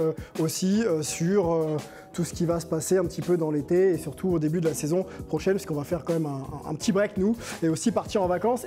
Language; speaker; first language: French; native; French